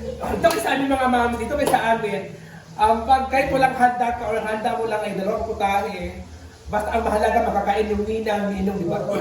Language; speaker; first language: Filipino; non-native, local second language; Cebuano